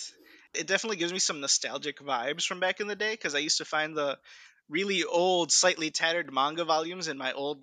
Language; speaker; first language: English; early bilingual, other home language; Spanish